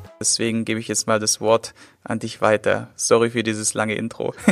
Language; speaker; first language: German; native; German